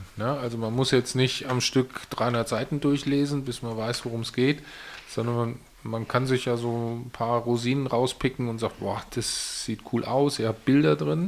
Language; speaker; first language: German; native; German